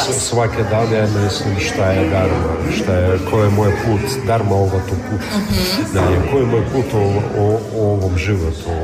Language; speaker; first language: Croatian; non-native, fluent; Russian